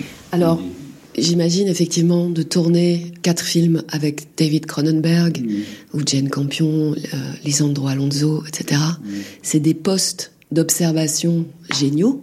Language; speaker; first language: French; native; French